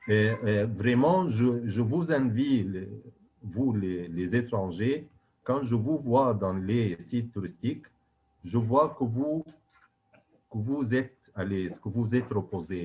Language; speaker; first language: French; non-native, fluent; Arabic